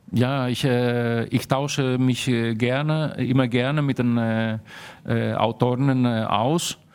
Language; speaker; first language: German; early bilingual, heritage; German